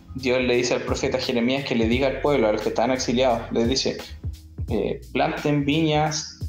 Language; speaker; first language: Spanish; native; Spanish